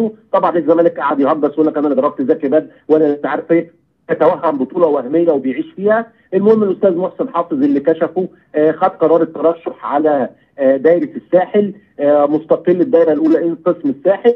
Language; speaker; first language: Arabic; native; Arabic